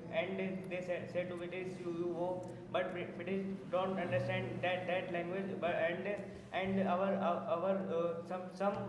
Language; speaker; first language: English; non-native, learner; Hindi